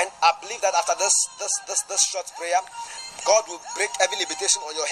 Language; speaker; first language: English; non-native, local second language; Akan